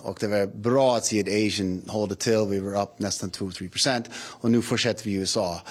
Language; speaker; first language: Swedish; non-native, fluent; English